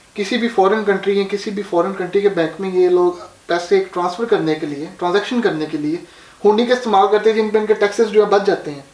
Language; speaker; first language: Urdu; non-native, local second language; Punjabi